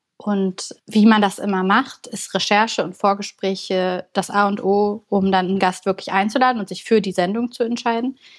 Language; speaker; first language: German; early bilingual, other home language; Bulgarian